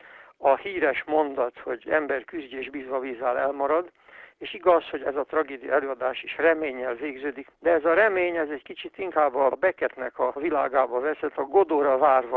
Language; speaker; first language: Hungarian; native; Hungarian